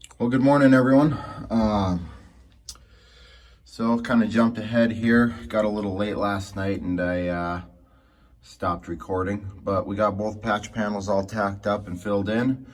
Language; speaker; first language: English; native; English